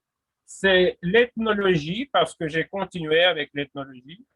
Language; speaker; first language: French; non-native, fluent; Russian